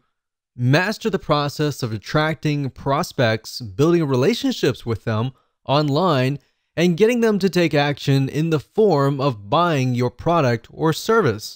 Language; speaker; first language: English; native; English